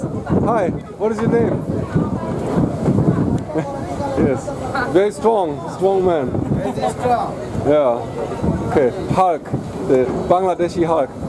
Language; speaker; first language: English; non-native, fluent; German